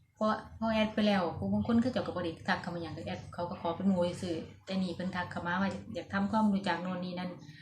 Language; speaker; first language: Thai; native; Thai